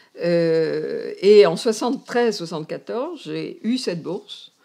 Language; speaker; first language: French; native; French